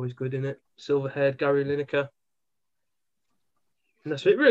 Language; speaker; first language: English; native; English